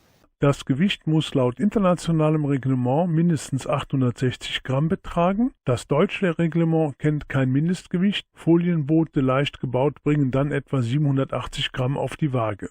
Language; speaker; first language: German; native; German